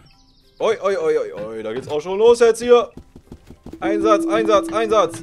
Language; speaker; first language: German; native; German